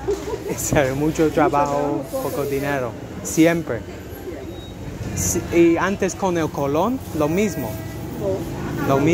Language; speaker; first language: Spanish; non-native, learner; English